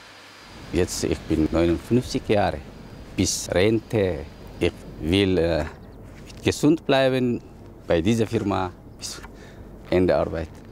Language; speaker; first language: German; non-native, learner; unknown